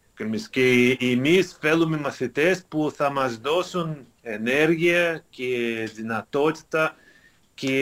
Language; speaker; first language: Greek; non-native, fluent; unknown